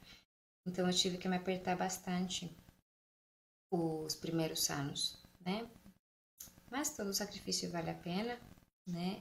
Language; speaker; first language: Portuguese; non-native, fluent; Spanish